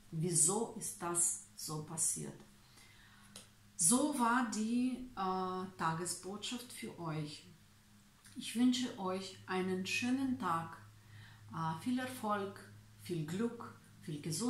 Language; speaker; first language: German; non-native, fluent; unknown